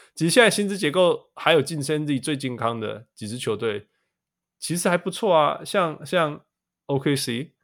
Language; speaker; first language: Chinese; non-native, local second language; Min Nan Chinese